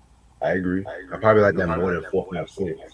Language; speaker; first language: English; native; English